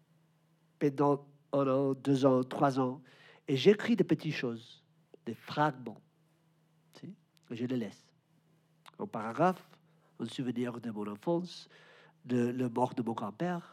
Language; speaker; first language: French; non-native, learner; Spanish